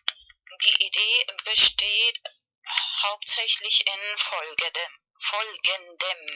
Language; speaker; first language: German; non-native, learner; Spanish